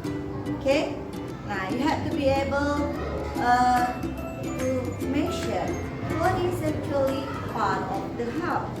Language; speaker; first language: English; non-native, learner; Indonesian